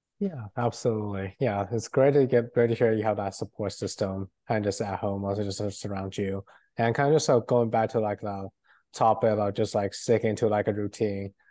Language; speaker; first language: English; non-native, fluent; Chinese